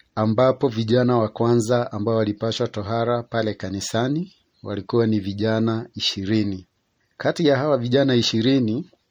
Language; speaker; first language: Swahili; non-native, local second language; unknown